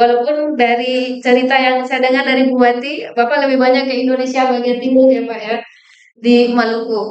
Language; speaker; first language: Indonesian; native; Indonesian